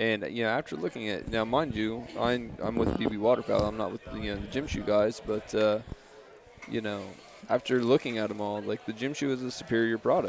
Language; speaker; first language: English; native; English